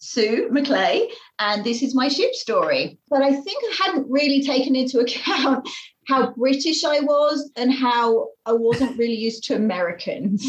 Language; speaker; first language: English; native; English